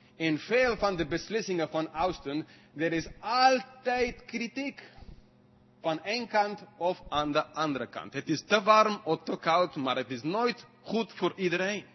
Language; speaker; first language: Dutch; non-native, fluent; English